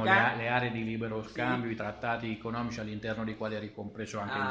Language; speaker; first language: Italian; native; Italian